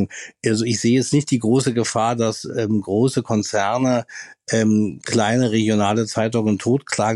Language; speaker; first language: German; native; German